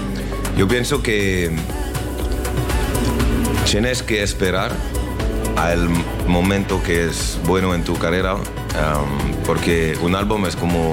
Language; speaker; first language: Spanish; non-native, learner; French